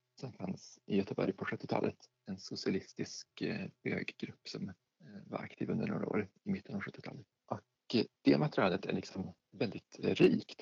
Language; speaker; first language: Swedish; native; Swedish